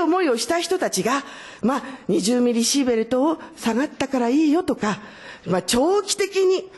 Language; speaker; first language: Japanese; native; Japanese